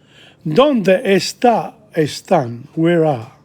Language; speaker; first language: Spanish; non-native, learner; English